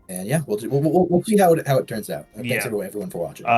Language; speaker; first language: English; native; English